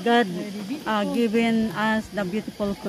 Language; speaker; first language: English; non-native, local second language; Filipino